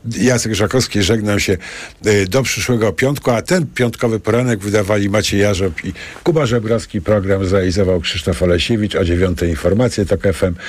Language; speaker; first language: Polish; native; Polish